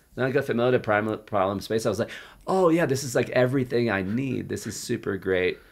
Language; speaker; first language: English; native; English